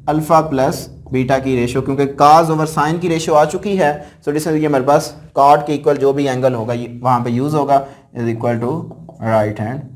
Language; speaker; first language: Urdu; native; Urdu